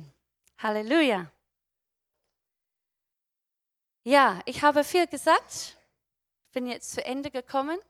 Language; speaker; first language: German; non-native, fluent; English